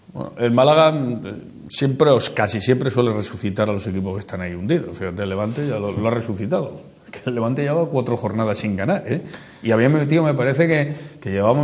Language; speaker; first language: Spanish; native; Spanish